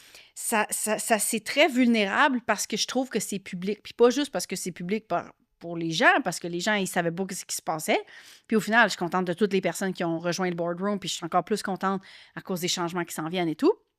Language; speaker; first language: French; native; French